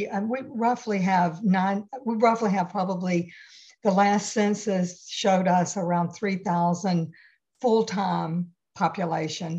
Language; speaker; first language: English; native; English